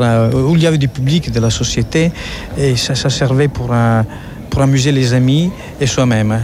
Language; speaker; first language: French; non-native, fluent; Italian